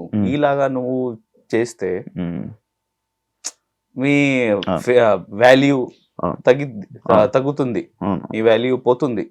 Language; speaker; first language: Telugu; non-native, learner; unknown